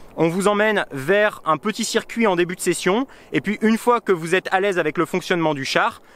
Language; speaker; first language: French; native; French